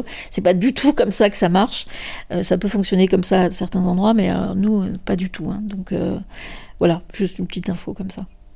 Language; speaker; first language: French; native; French